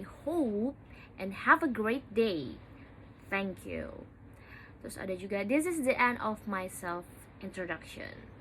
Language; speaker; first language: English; non-native, learner; Indonesian